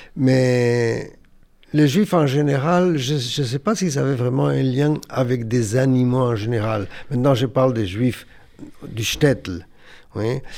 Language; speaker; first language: French; non-native, fluent; Yiddish